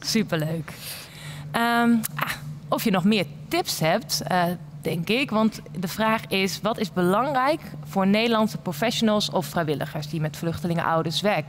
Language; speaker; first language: Dutch; native; Dutch